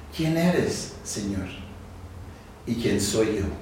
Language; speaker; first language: Spanish; non-native, fluent; English